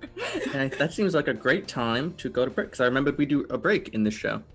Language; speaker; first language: English; native; English